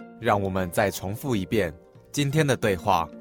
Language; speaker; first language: Chinese; native; Chinese